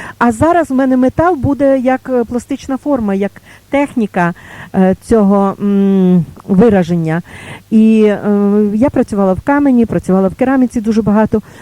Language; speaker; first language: Ukrainian; native; Ukrainian